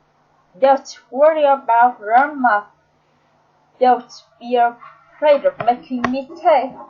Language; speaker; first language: English; non-native, learner; Vietnamese